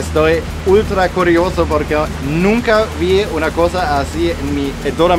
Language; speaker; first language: Spanish; non-native, learner; German